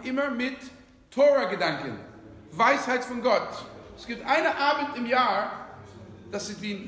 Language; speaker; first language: German; non-native, fluent; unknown